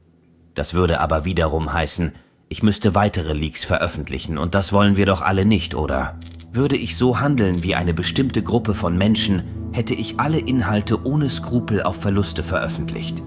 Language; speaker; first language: German; native; German